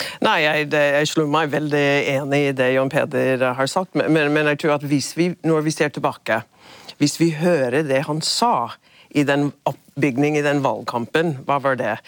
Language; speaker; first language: Norwegian; non-native, fluent; English